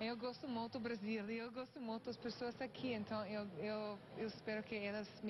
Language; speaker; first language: Portuguese; non-native, learner; English